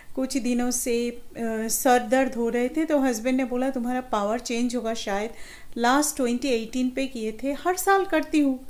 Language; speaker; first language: Hindi; non-native, local second language; Bangla